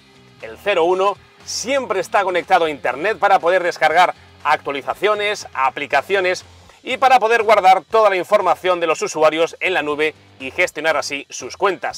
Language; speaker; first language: Spanish; native; Spanish